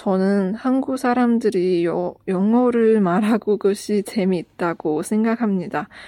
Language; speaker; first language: Korean; non-native, learner; Chinese